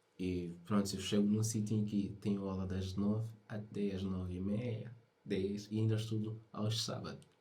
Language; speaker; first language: Portuguese; native; Portuguese